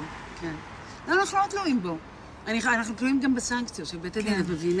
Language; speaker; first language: Hebrew; native; Hebrew